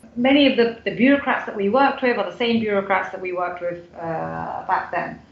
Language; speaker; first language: English; native; English